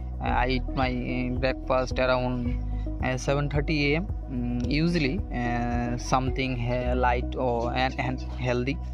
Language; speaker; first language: English; non-native, learner; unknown